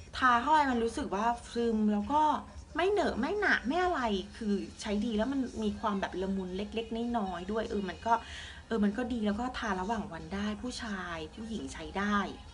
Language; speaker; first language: Thai; native; Thai